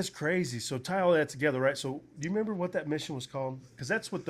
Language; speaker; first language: English; native; English